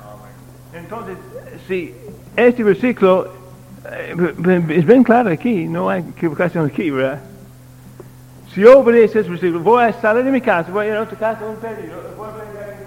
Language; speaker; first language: Spanish; non-native, learner; English